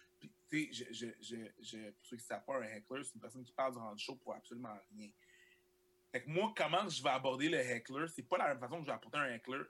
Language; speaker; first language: French; early bilingual, other home language; Haitian Creole